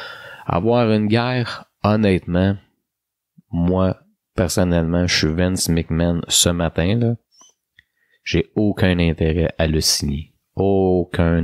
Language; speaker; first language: French; native; French